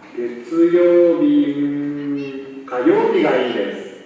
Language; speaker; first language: Japanese; non-native, learner; Indonesian